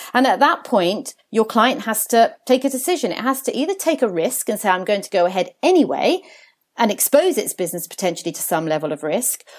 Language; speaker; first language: English; early bilingual, other home language; Italian